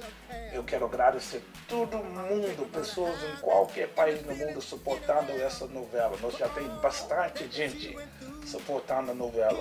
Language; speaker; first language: Portuguese; non-native, learner; English